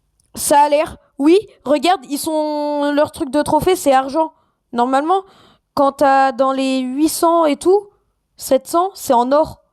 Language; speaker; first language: French; native; French